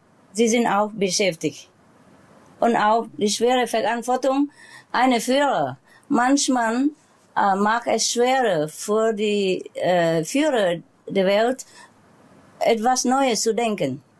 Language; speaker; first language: German; non-native, learner; Vietnamese